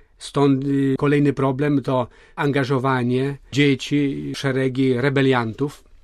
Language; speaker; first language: Polish; native; Polish